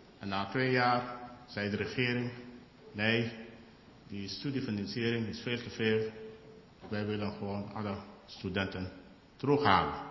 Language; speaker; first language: Dutch; non-native, fluent; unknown